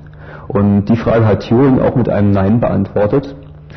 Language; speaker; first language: German; native; German